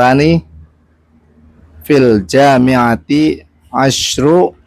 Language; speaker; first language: Arabic; non-native, learner; Indonesian